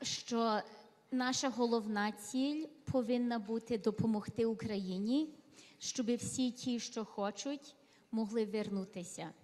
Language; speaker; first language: Ukrainian; early bilingual, heritage; Ukrainian